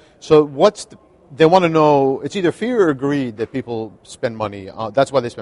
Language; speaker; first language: English; native; English